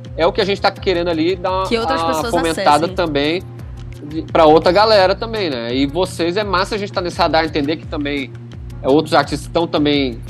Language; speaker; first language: Portuguese; native; Portuguese